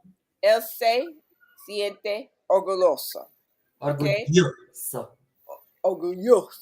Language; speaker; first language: Spanish; non-native, learner; English